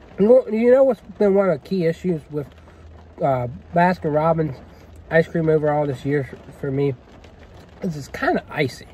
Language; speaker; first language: English; native; English